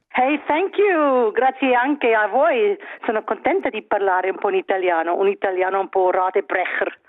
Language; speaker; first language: Italian; non-native, learner; Swiss German